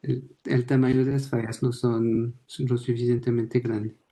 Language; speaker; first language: Spanish; non-native, fluent; French